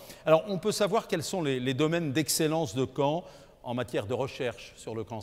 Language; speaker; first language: French; native; French